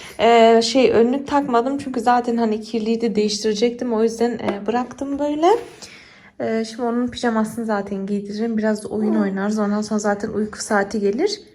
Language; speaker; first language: Turkish; early bilingual, heritage; Turkish